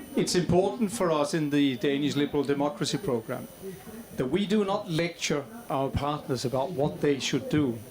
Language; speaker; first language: English; non-native, fluent; Danish